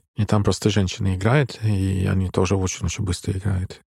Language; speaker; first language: Russian; non-native, fluent; English